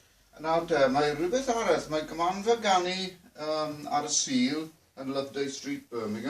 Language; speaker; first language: Welsh; non-native, fluent; English